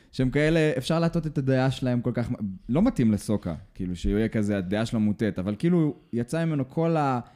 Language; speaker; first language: Hebrew; native; Hebrew